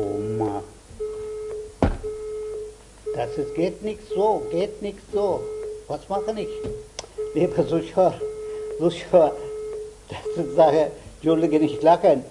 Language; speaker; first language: German; non-native, learner; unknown